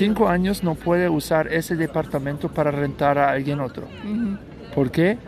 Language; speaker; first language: Spanish; non-native, learner; German